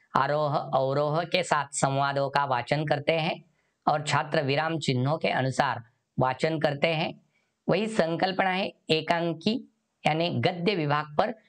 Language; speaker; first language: Hindi; non-native, local second language; Marathi